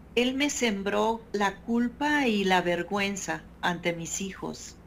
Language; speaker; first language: Spanish; native; Spanish